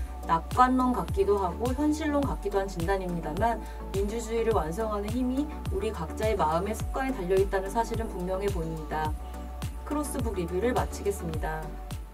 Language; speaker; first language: Korean; native; Korean